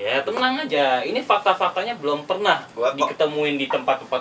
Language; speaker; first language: Indonesian; native; Indonesian